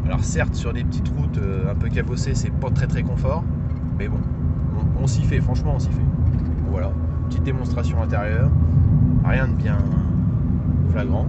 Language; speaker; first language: French; native; French